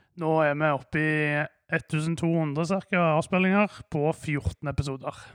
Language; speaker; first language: Norwegian; native; Norwegian